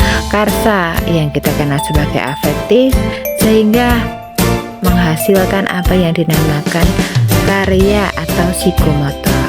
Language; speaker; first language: Indonesian; native; Indonesian